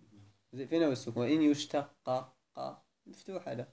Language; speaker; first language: Arabic; native; Arabic